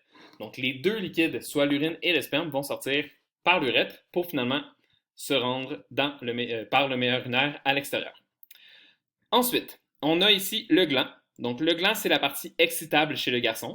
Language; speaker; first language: French; native; French